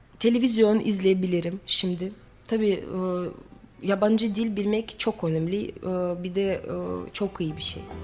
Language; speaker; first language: Turkish; non-native, fluent; Russian